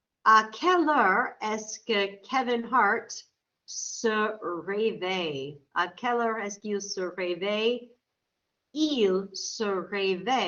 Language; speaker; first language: French; non-native, fluent; English